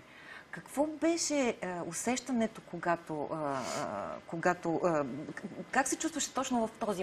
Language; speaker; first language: Bulgarian; native; Bulgarian